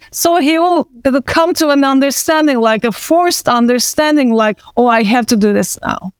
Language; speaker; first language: English; non-native, fluent; Turkish